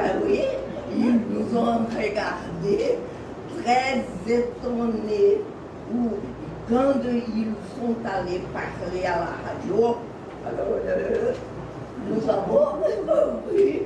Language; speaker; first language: French; non-native, learner; Portuguese